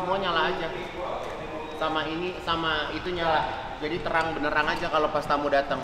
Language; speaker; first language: Indonesian; native; Indonesian